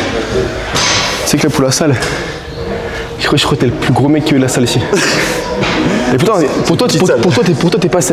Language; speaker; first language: French; native; French